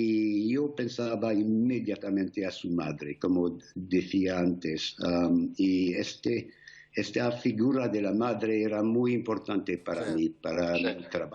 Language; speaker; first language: Spanish; non-native, fluent; English